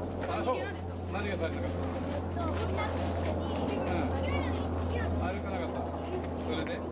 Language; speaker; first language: Japanese; native; Japanese